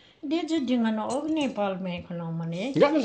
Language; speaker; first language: Dutch; non-native, learner; Nepali